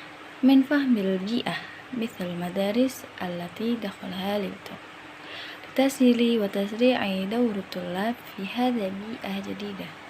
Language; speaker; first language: Arabic; non-native, learner; Indonesian